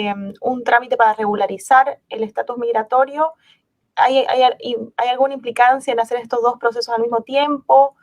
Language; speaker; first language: Spanish; native; Spanish